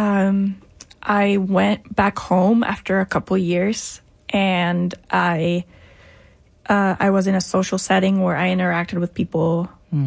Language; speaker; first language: English; non-native, fluent; Spanish